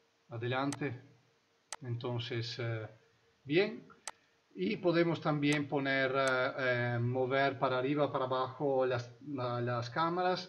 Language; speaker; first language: Spanish; non-native, fluent; Italian